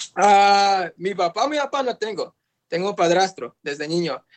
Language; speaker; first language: Spanish; early bilingual, heritage; Spanish